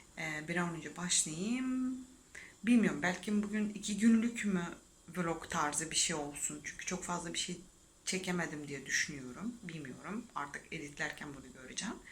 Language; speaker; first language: Turkish; non-native, fluent; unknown